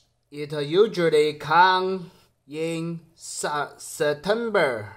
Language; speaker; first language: English; non-native, learner; Chinese